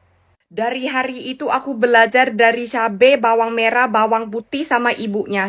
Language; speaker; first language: Indonesian; non-native, fluent; Thai